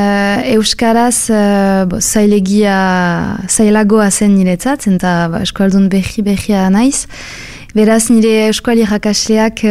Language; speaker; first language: Basque; non-native, local second language; French